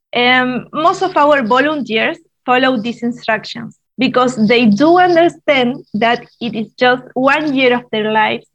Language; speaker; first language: English; non-native, fluent; Spanish